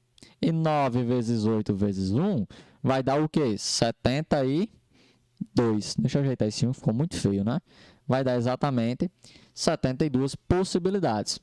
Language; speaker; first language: Portuguese; native; Portuguese